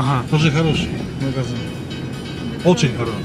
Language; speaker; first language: Russian; non-native, learner; Polish